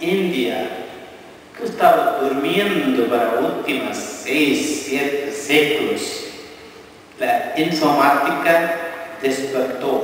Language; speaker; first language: Spanish; non-native, fluent; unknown